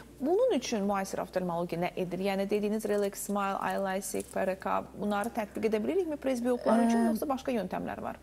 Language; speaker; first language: Azerbaijani; native; Azerbaijani